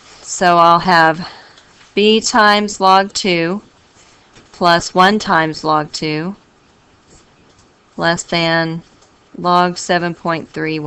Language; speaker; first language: English; native; English